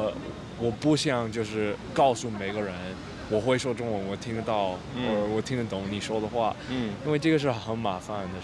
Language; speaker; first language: Chinese; non-native, fluent; English